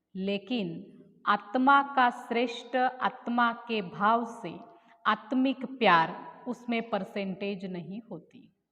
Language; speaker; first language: Hindi; non-native, local second language; Marathi